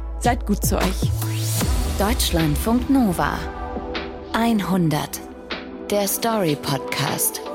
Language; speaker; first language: German; native; German